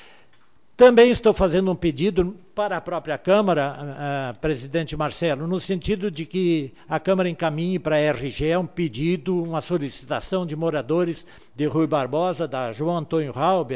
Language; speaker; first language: Portuguese; native; Portuguese